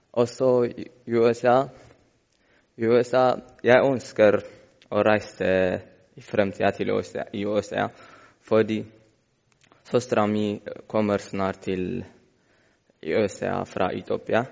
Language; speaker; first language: Norwegian; non-native, learner; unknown